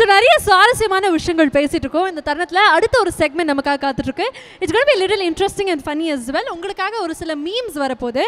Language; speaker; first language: Tamil; native; Tamil